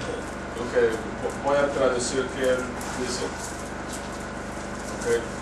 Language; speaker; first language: Spanish; non-native, learner; Yoruba